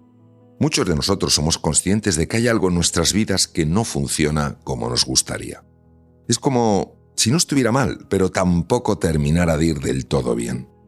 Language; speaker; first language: Spanish; native; Spanish